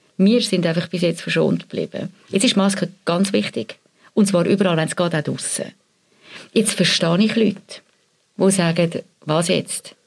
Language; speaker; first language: German; native; German